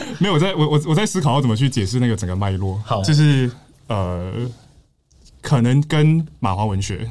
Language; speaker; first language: Chinese; native; Chinese